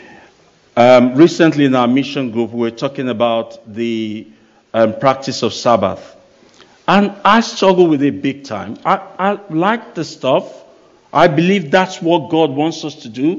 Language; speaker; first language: English; non-native, local second language; Yoruba